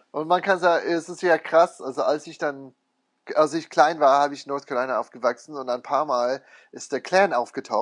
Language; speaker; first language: German; non-native, fluent; English